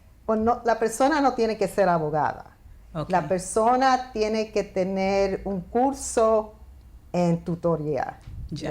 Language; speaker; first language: Spanish; early bilingual, heritage; Spanish